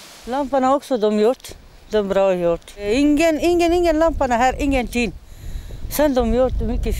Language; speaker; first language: Swedish; non-native, learner; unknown